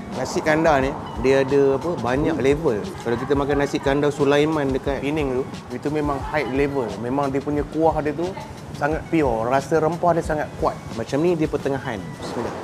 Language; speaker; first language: Malay; native; Malay